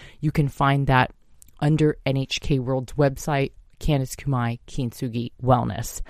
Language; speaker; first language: English; native; English